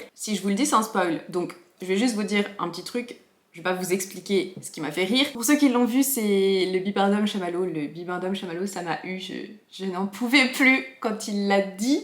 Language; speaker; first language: French; native; French